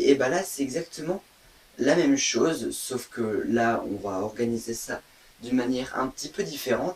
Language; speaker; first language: French; native; French